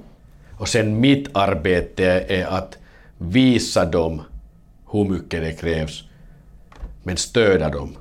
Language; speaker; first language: Swedish; non-native, learner; Finnish